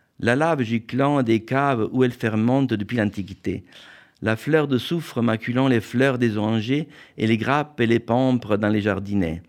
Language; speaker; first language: French; non-native, fluent; Italian